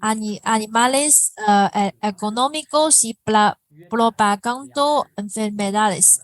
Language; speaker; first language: Spanish; non-native, fluent; Chinese